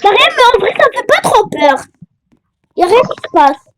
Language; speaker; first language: French; native; French